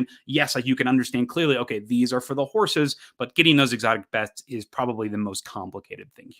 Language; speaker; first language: English; native; English